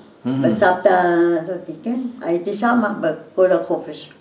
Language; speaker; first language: Hebrew; non-native, learner; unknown